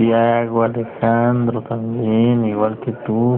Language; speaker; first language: Spanish; native; Spanish